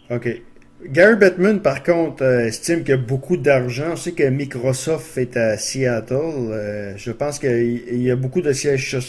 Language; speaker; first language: French; native; French